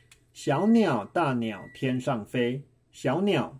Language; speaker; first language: Chinese; native; Chinese